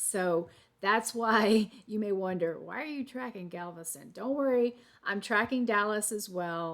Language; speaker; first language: English; native; English